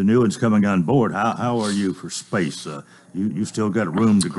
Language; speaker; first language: English; native; English